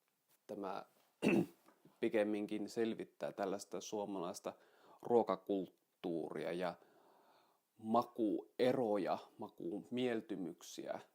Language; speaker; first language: Finnish; native; Finnish